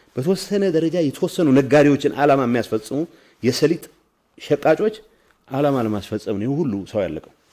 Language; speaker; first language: Amharic; non-native, local second language; Tigrinya